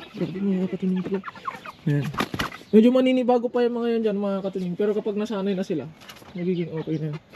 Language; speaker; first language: Filipino; non-native, local second language; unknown